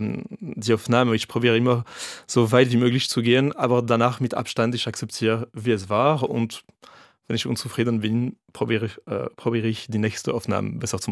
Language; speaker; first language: German; non-native, fluent; French